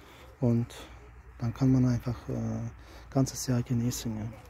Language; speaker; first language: German; non-native, fluent; Turkish